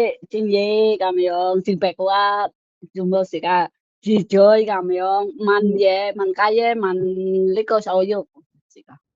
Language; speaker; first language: Cantonese; non-native, learner; Indonesian